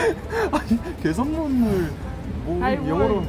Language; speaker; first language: Korean; non-native, fluent; Ukrainian